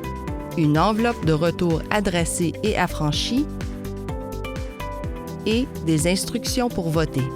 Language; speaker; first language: French; native; French